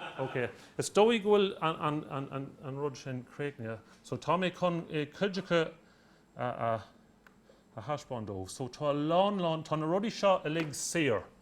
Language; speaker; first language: Irish; non-native, local second language; English